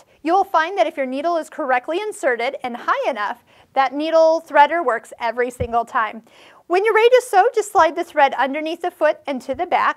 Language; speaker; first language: English; native; English